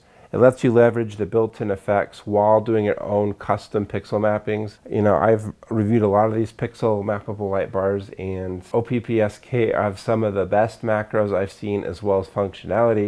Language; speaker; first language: English; native; English